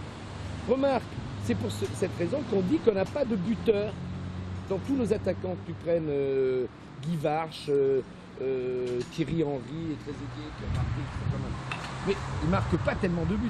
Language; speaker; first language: French; native; French